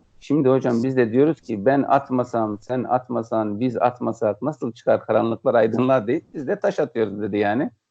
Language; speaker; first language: Turkish; native; Turkish